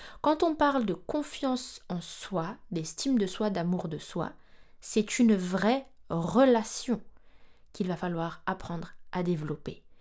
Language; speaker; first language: French; non-native, local second language; Malagasy